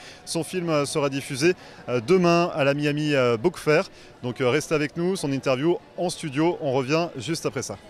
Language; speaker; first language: French; native; French